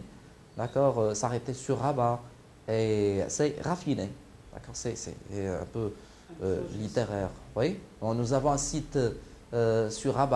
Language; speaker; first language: French; non-native, local second language; Arabic